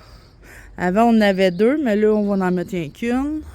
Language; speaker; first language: French; native; French